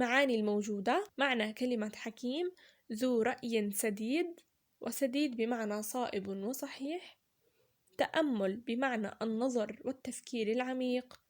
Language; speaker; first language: Arabic; native; Arabic